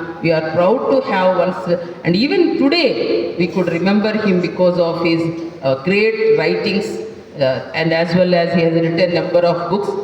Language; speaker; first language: English; non-native, local second language; Telugu